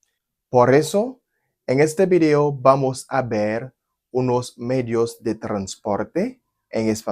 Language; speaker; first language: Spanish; non-native, learner; Haitian Creole